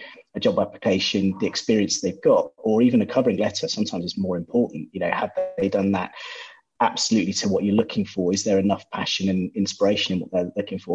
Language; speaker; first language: English; native; English